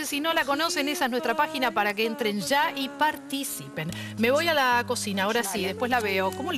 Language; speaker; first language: Spanish; native; Spanish